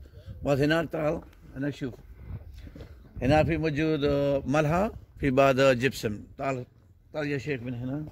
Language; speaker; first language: Arabic; non-native, learner; Punjabi